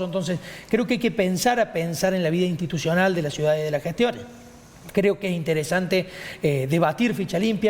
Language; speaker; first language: Spanish; native; Spanish